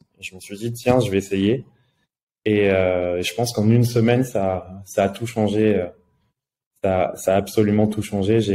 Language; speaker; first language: French; native; French